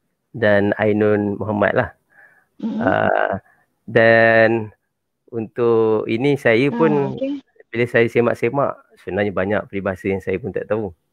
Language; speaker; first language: Malay; native; Malay